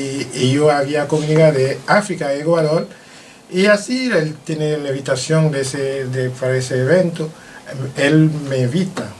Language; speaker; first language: Spanish; non-native, learner; French